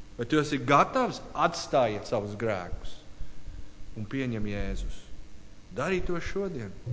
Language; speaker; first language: Latvian; non-native, learner; English